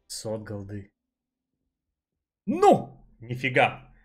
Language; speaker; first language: Russian; native; Russian